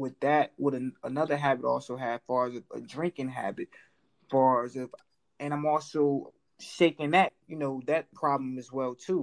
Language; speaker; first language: English; native; English